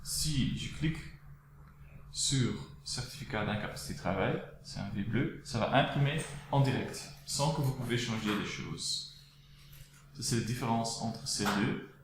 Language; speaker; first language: French; non-native, local second language; Dutch